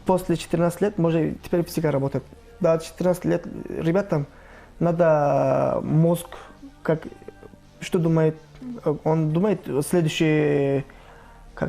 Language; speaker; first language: Russian; non-native, learner; Turkish